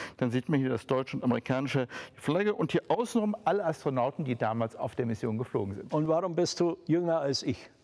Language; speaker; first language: German; native; German